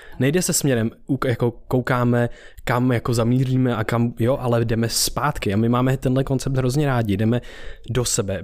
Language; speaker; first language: Czech; native; Czech